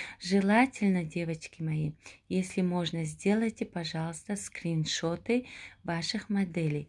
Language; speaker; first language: Russian; non-native, local second language; Tajik